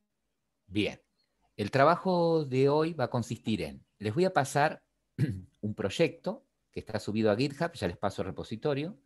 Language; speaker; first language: Spanish; native; Spanish